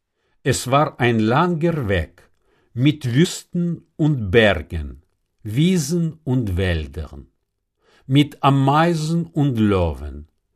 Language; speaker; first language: German; non-native, fluent; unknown